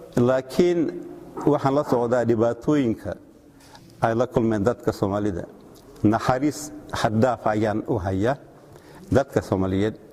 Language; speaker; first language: Somali; non-native, fluent; Russian